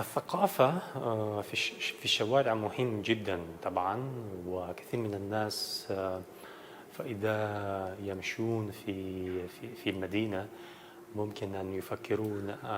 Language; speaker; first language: Arabic; non-native, learner; Dutch